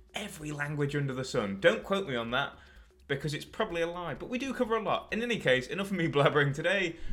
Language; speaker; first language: English; native; English